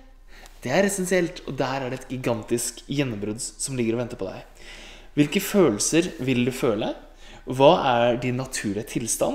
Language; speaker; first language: Norwegian; native; Norwegian